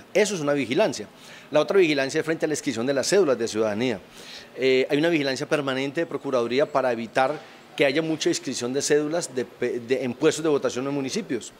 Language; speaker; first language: Spanish; native; Spanish